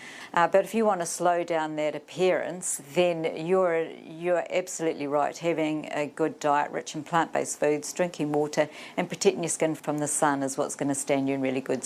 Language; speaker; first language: English; native; English